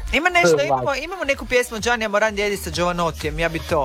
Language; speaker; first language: Serbian; native; Serbian